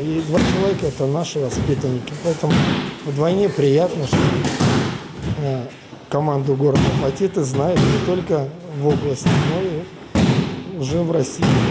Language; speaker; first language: Russian; native; Russian